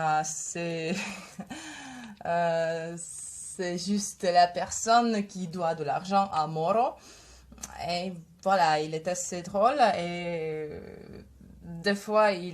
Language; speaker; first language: French; non-native, fluent; Russian